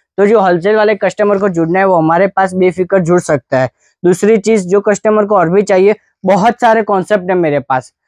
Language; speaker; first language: Hindi; non-native, local second language; Gujarati